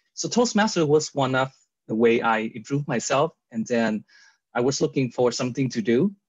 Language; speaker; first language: English; non-native, fluent; Vietnamese